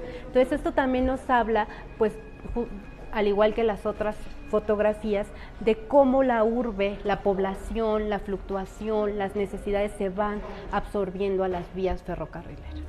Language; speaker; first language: Spanish; native; Spanish